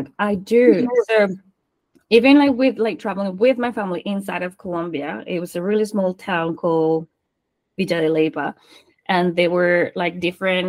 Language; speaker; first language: English; non-native, fluent; Spanish